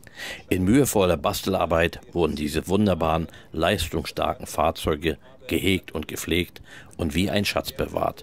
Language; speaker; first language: German; native; German